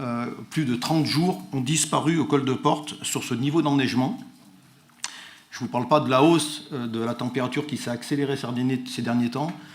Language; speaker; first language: French; native; French